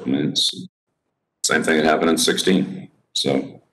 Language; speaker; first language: English; native; English